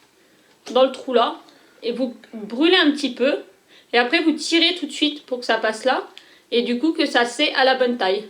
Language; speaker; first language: French; native; French